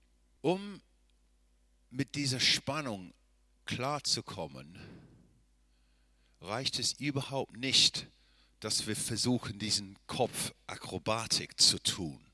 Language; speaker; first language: German; non-native, fluent; English